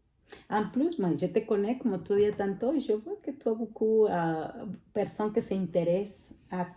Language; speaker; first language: French; non-native, fluent; Spanish